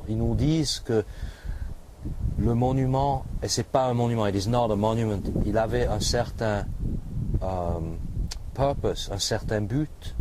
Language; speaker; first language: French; non-native, fluent; English